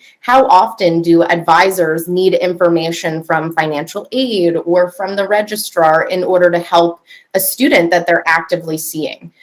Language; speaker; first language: English; native; English